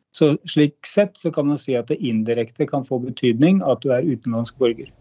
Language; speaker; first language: Norwegian; native; Norwegian